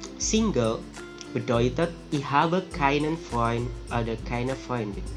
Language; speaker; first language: German; non-native, fluent; Javanese